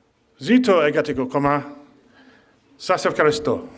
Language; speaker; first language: Greek; non-native, fluent; English